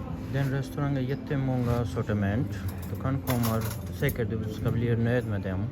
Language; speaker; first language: Swedish; non-native, learner; Urdu